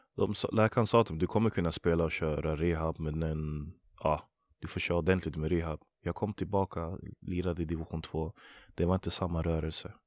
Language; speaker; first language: Swedish; early bilingual, other home language; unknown